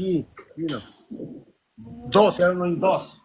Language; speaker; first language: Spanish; non-native, learner; Albanian